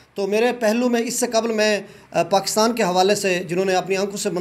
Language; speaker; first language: Urdu; non-native, local second language; Punjabi